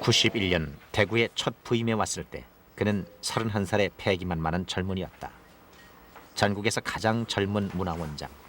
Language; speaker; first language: Korean; native; Korean